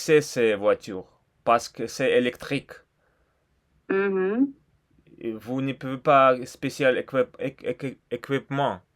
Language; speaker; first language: French; non-native, learner; Russian